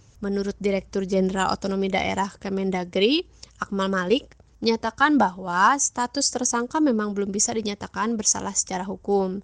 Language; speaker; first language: Indonesian; native; Indonesian